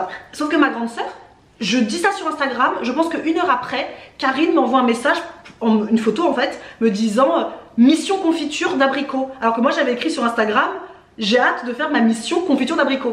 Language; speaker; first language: French; native; French